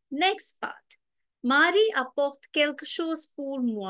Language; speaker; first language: French; non-native, fluent; Hindi